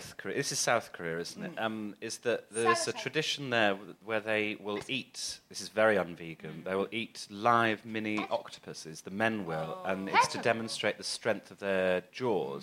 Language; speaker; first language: English; native; English